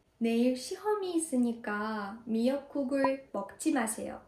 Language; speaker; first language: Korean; non-native, fluent; Ukrainian